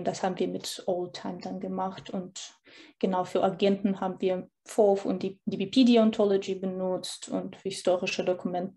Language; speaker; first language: German; non-native, fluent; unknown